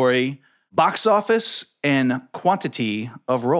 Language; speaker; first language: English; native; English